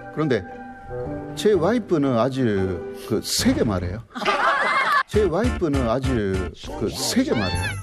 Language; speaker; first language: Korean; non-native, fluent; Japanese